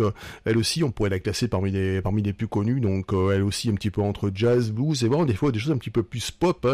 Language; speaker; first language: French; native; French